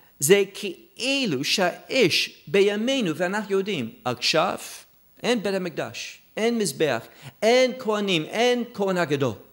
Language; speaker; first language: Hebrew; non-native, fluent; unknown